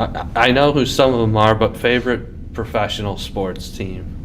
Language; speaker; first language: English; native; English